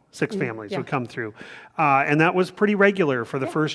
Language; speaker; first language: English; native; English